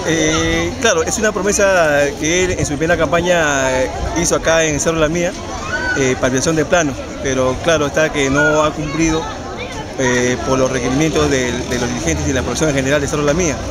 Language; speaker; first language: Spanish; native; Spanish